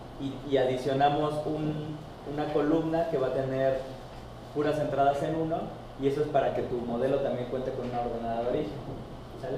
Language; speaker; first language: Spanish; native; Spanish